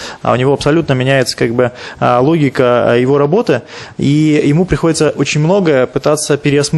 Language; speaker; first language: Russian; native; Russian